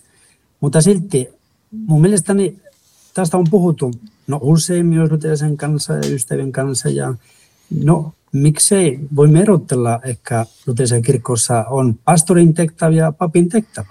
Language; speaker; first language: Finnish; non-native, fluent; Spanish